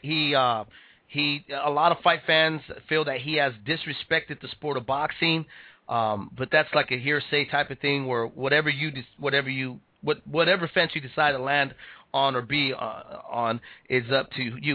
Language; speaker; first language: English; native; English